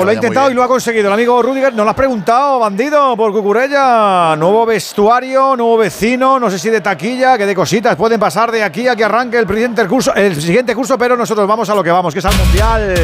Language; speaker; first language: Spanish; native; Spanish